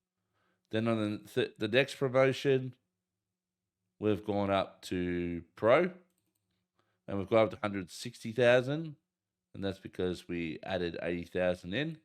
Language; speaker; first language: English; native; English